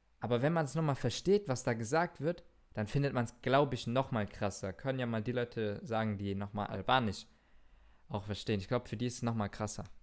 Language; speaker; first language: German; early bilingual, other home language; Turkish